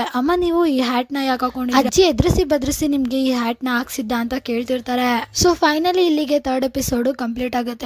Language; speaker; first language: Kannada; native; Kannada